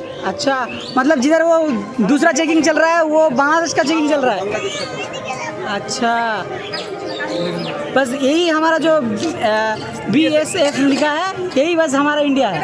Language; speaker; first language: Hindi; non-native, local second language; Bangla